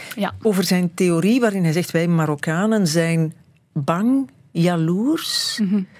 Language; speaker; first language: Dutch; native; Dutch